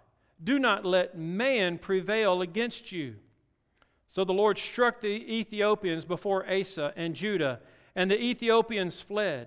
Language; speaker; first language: English; native; English